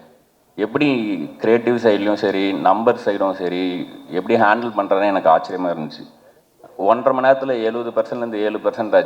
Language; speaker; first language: Tamil; native; Tamil